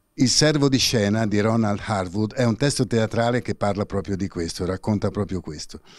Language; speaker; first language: Italian; native; Italian